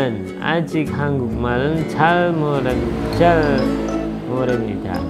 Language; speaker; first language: Korean; non-native, fluent; Indonesian